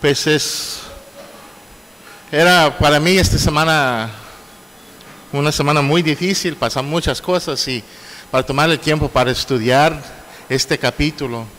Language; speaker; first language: Spanish; non-native, fluent; English